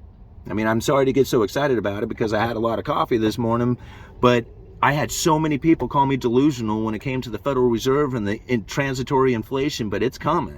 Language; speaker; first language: English; native; English